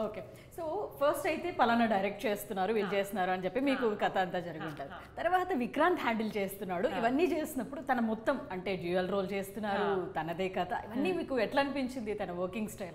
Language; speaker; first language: Telugu; native; Telugu